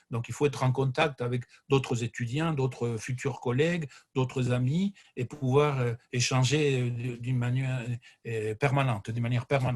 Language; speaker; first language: French; non-native, fluent; Spanish